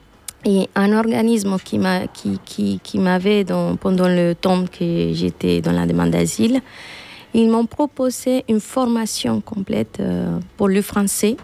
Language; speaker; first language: French; non-native, fluent; Spanish